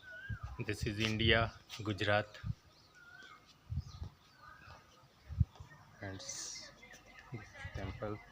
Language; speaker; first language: English; non-native, local second language; Gujarati